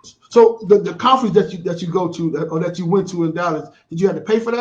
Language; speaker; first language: English; native; English